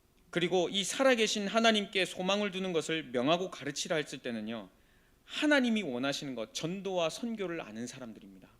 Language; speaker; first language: Korean; native; Korean